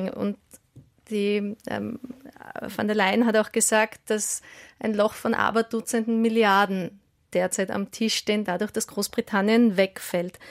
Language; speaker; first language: German; native; German